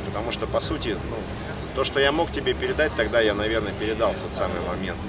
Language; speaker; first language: Russian; native; Russian